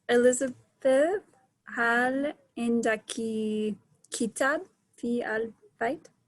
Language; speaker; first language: Arabic; non-native, learner; English